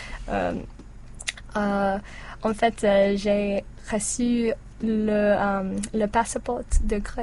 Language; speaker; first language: French; non-native, learner; English